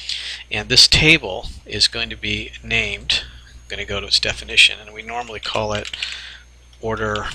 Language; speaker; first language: English; native; English